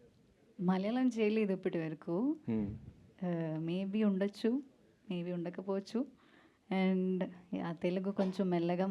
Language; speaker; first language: Telugu; non-native, learner; Malayalam